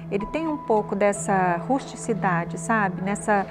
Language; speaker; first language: Portuguese; native; Portuguese